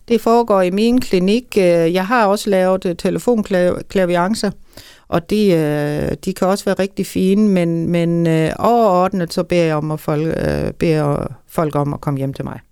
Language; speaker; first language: Danish; native; Danish